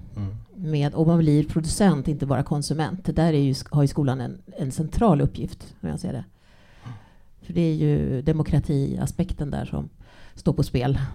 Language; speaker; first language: Swedish; early bilingual, other home language; English